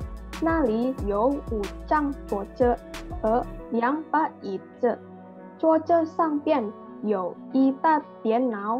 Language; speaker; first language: Chinese; non-native, learner; Indonesian